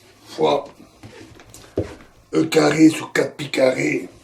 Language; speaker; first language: French; native; French